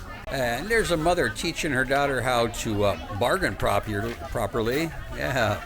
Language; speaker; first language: English; native; English